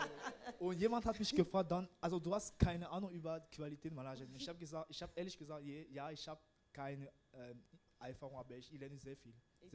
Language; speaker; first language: German; non-native, learner; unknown